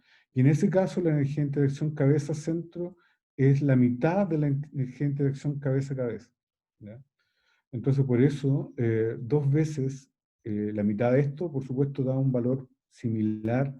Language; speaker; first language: Spanish; native; Spanish